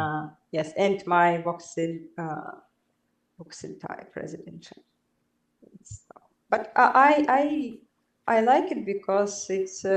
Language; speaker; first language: English; non-native, learner; Belarusian